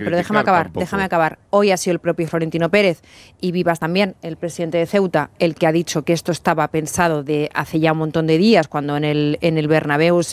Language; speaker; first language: Spanish; native; Spanish